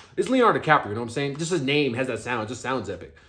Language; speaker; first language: English; native; English